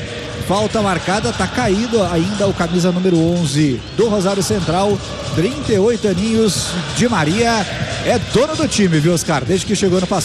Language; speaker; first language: Portuguese; native; Portuguese